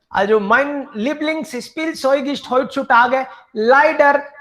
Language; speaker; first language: German; non-native, fluent; Hindi